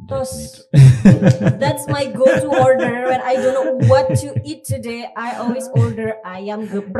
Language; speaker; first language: English; non-native, fluent; Indonesian